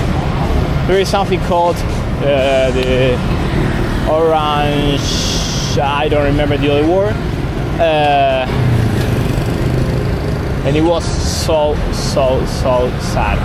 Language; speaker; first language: English; non-native, fluent; Spanish